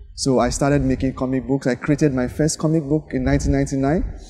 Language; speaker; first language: English; non-native, local second language; Yoruba